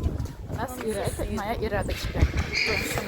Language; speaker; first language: Russian; non-native, local second language; Azerbaijani